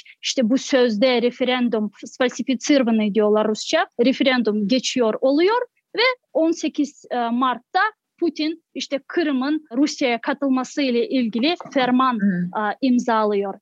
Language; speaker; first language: Turkish; non-native, fluent; Crimean Tatar